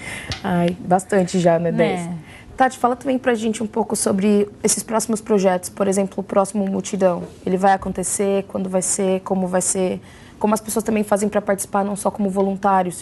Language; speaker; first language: Portuguese; native; Portuguese